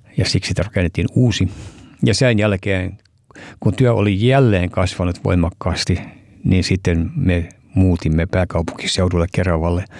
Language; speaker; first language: Finnish; early bilingual, heritage; Finnish